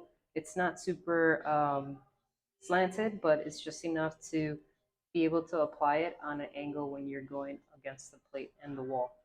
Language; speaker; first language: English; native; English